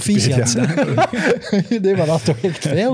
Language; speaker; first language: Dutch; native; Dutch